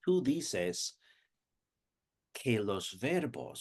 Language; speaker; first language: Spanish; non-native, fluent; English